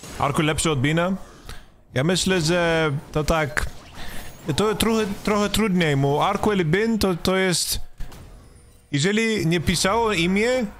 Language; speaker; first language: Polish; non-native, learner; Swedish